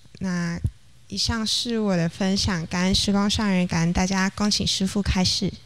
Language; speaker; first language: Chinese; native; Chinese